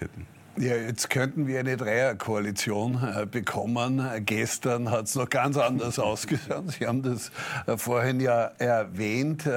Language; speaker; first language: German; native; German